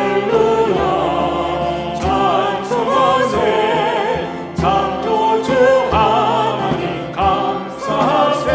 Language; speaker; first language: Korean; native; Korean